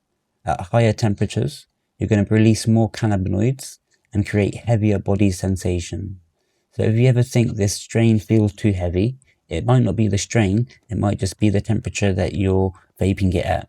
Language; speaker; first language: English; native; English